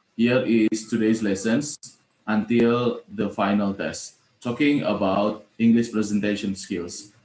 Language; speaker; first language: English; non-native, fluent; Indonesian